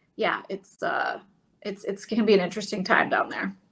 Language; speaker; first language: English; native; English